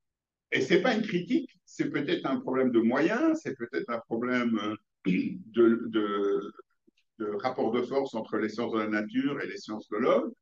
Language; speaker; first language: French; native; French